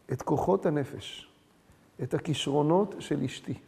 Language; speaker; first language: Hebrew; early bilingual, other home language; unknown